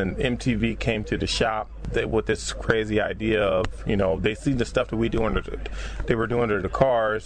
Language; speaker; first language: English; native; English